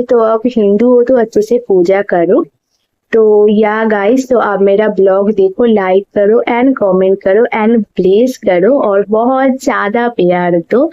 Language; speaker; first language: Hindi; non-native, local second language; Bangla